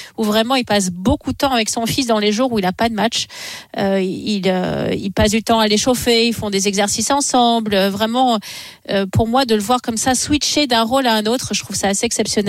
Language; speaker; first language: French; native; French